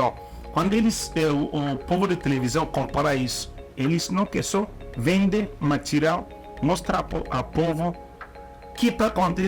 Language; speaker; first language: Portuguese; non-native, learner; Igbo